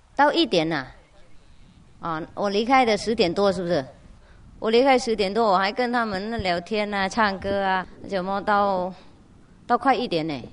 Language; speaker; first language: Chinese; non-native, fluent; Vietnamese